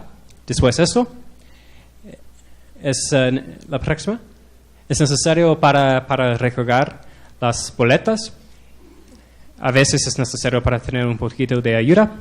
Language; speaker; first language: Spanish; non-native, learner; English